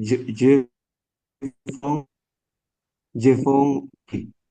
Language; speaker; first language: French; non-native, learner; Indonesian